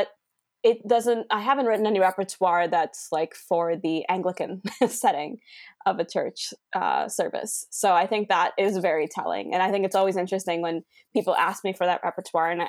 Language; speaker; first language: English; native; English